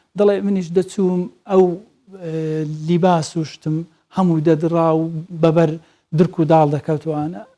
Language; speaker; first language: Central Kurdish; native; Central Kurdish